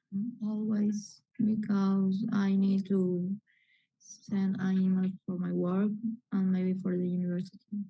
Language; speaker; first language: English; non-native, learner; Spanish